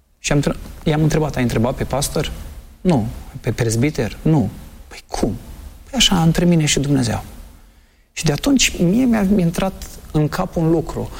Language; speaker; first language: Romanian; native; Romanian